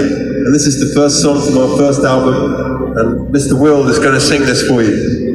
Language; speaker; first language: English; native; English